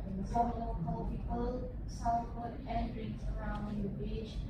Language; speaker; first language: English; non-native, learner; Indonesian